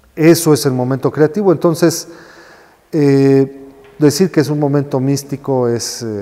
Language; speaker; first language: Spanish; native; Spanish